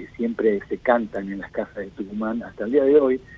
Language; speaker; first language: Spanish; native; Spanish